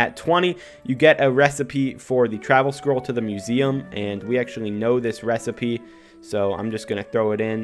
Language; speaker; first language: English; native; English